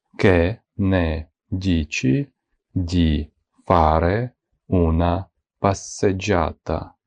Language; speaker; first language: Italian; non-native, fluent; Ukrainian